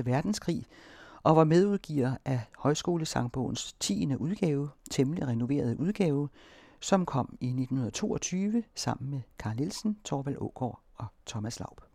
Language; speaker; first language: Danish; native; Danish